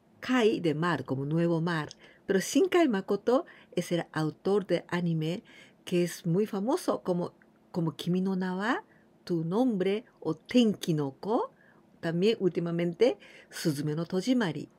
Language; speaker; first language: Spanish; non-native, fluent; Japanese